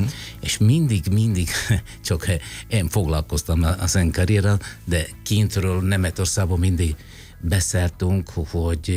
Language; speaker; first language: Hungarian; non-native, fluent; Italian